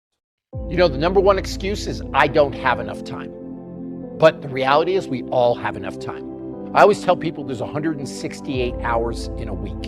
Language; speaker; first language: English; native; English